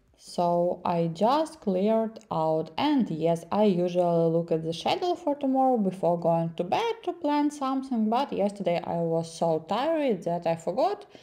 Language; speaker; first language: English; non-native, learner; Ukrainian